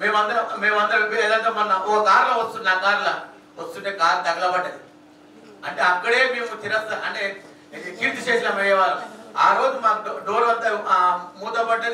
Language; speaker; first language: Telugu; native; Telugu